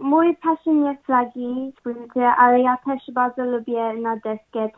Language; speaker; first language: Polish; early bilingual, heritage; English